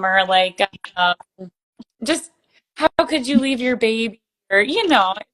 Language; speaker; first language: English; native; English